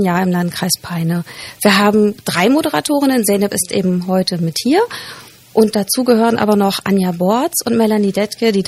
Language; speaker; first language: German; native; German